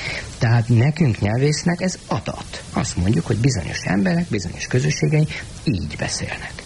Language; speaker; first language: Hungarian; native; Hungarian